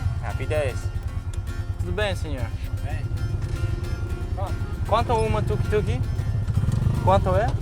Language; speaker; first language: Portuguese; non-native, learner; English